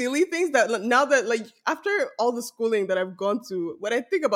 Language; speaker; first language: English; non-native, local second language; Yoruba